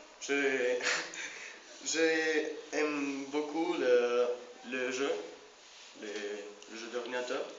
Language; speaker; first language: French; non-native, learner; Spanish